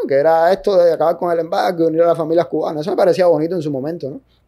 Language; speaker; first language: Spanish; native; Spanish